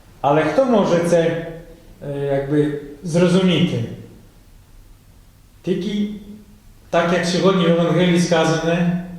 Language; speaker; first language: Ukrainian; non-native, fluent; Polish